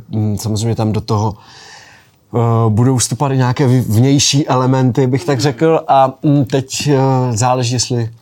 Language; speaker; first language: Czech; native; Czech